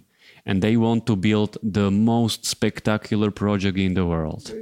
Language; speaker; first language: English; non-native, fluent; Slovak